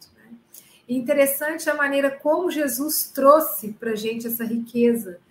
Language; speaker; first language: Portuguese; native; Portuguese